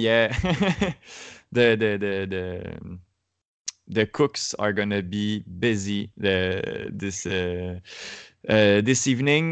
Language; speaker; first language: English; non-native, learner; French